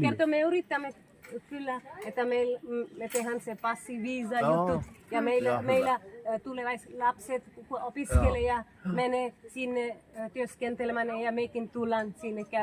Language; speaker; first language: Finnish; non-native, fluent; Hindi